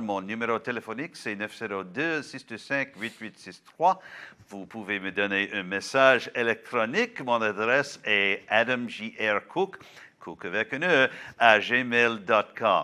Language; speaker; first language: French; non-native, local second language; English